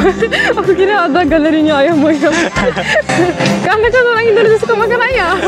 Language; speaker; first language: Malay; non-native, fluent; Turkish